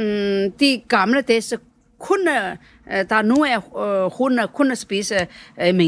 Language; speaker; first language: Danish; non-native, learner; Chinese